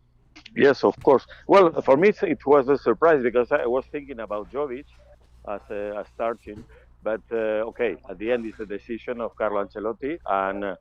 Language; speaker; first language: English; non-native, fluent; Spanish